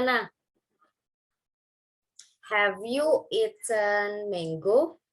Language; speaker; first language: English; non-native, learner; Indonesian